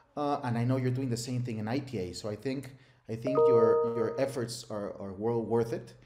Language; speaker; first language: English; non-native, fluent; Spanish